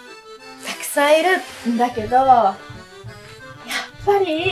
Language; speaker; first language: Japanese; non-native, fluent; Italian